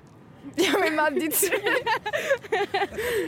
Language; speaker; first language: German; non-native, local second language; Luxembourgish